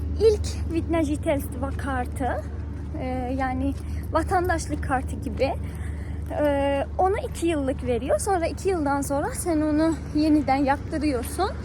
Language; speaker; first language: Turkish; non-native, fluent; Persian